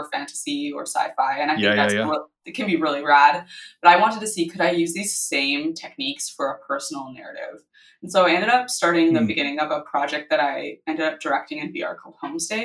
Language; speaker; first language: English; native; English